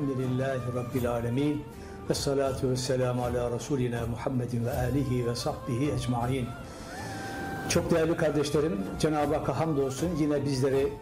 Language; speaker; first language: Turkish; native; Turkish